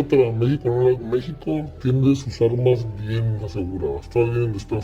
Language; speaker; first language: Spanish; native; Spanish